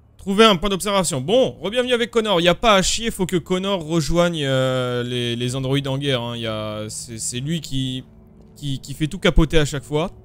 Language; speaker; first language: French; native; French